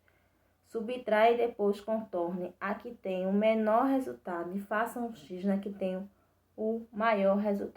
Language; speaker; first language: Portuguese; native; Portuguese